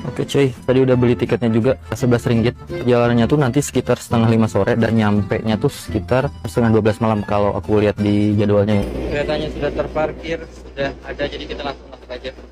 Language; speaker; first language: Indonesian; native; Indonesian